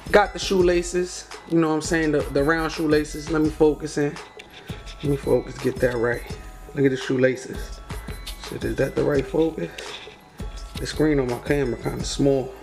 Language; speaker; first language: English; native; English